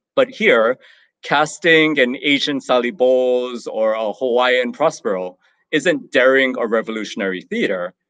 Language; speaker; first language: English; native; English